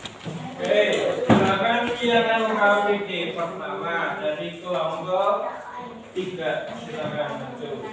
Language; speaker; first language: Indonesian; native; Indonesian